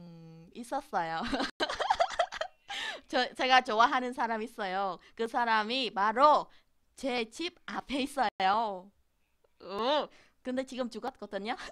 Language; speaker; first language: Korean; non-native, learner; Vietnamese